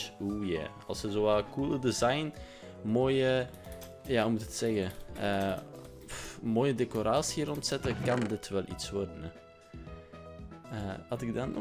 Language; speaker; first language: Dutch; native; Dutch